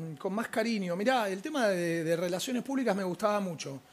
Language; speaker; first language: Spanish; native; Spanish